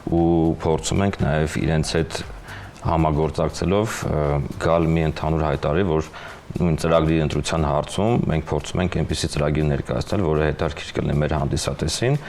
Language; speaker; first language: Armenian; native; Armenian